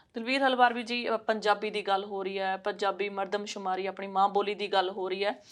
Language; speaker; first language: Punjabi; native; Punjabi